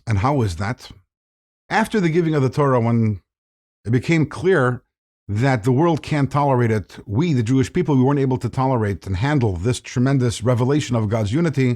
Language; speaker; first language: English; native; English